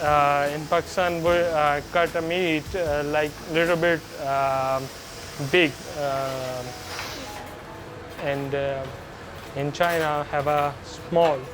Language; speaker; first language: English; non-native, learner; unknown